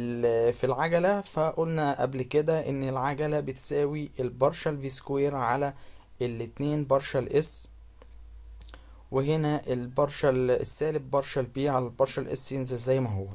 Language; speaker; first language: Arabic; native; Arabic